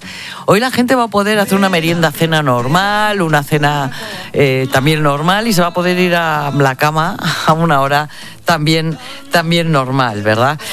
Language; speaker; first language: Spanish; native; Spanish